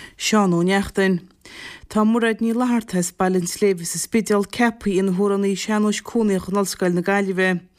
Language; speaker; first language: Irish; native; Irish